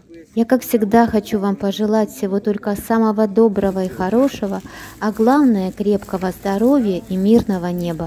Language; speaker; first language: Russian; native; Russian